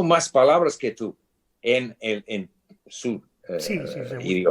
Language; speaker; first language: Spanish; non-native, fluent; English